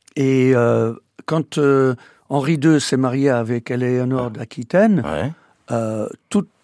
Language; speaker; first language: French; non-native, fluent; English